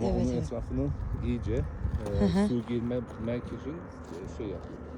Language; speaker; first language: Turkish; non-native, learner; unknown